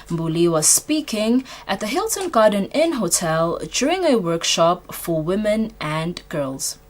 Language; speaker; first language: English; non-native, local second language; Swati